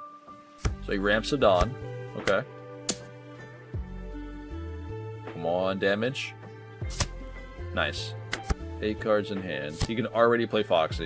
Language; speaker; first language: English; native; English